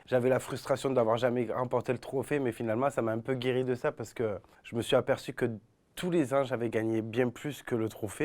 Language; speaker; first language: French; native; French